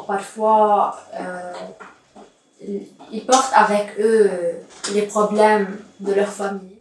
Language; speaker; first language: French; non-native, learner; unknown